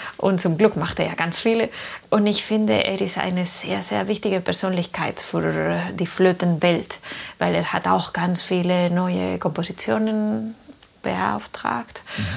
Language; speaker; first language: German; non-native, fluent; Spanish